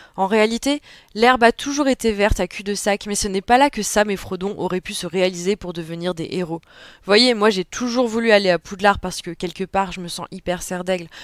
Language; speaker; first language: French; native; French